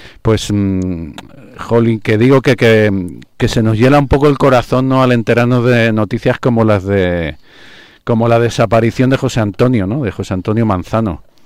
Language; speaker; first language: Spanish; native; Spanish